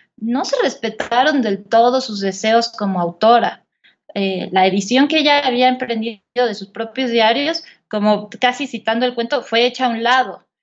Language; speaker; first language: Spanish; native; Spanish